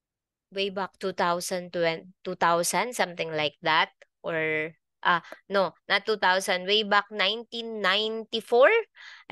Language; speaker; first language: English; non-native, local second language; Filipino